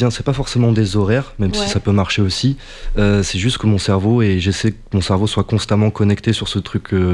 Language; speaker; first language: French; native; French